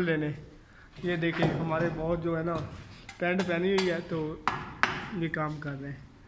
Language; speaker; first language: Urdu; non-native, local second language; Punjabi